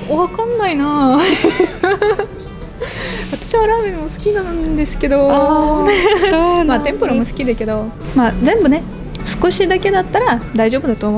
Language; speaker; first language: Japanese; non-native, fluent; Russian